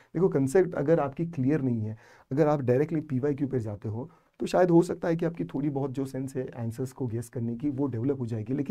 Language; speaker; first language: Hindi; non-native, local second language; Marathi